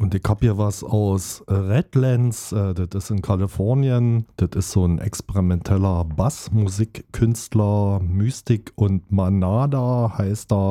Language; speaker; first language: German; native; German